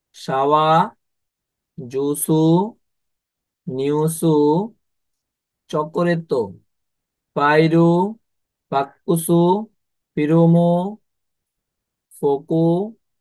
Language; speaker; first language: Japanese; non-native, fluent; Bangla